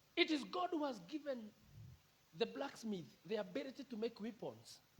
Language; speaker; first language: English; non-native, local second language; Swahili